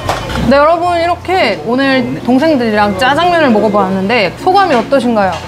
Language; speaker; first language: Korean; native; Korean